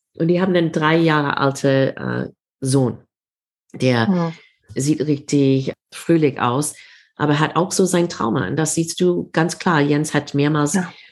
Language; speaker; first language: German; non-native, fluent; English